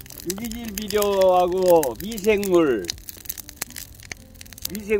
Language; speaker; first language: Korean; native; Korean